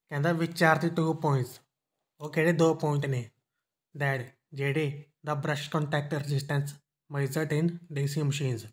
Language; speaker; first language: Hindi; non-native, local second language; Punjabi